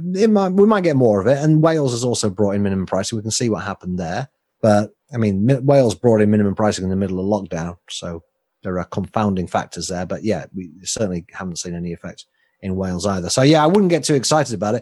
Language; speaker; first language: English; native; English